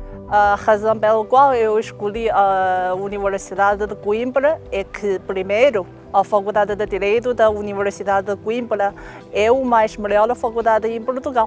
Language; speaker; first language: Portuguese; non-native, learner; Chinese